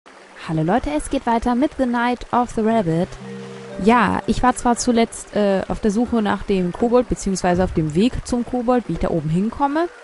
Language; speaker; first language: German; native; German